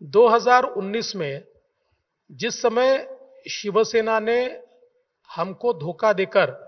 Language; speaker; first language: Hindi; non-native, local second language; Marathi